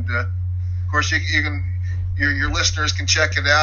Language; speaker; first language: English; native; English